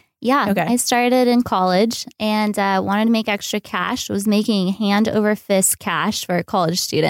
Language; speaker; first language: English; native; English